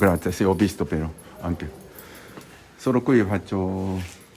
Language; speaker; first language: Italian; non-native, learner; Japanese